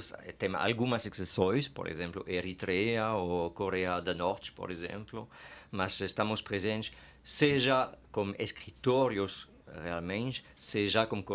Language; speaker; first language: Portuguese; non-native, fluent; French